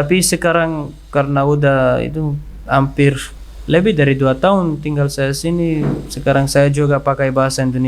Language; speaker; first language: Indonesian; non-native, learner; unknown